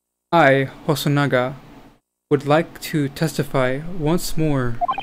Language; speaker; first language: English; native; English